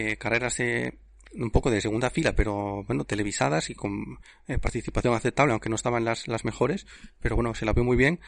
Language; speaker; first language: Spanish; native; Spanish